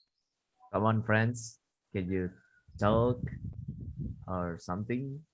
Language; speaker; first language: English; non-native, learner; Indonesian